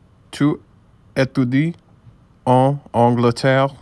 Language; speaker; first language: French; non-native, learner; English